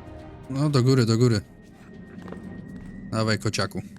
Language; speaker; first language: Polish; native; Polish